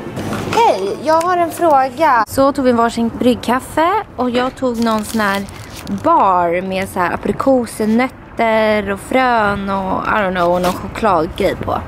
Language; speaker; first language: Swedish; native; Swedish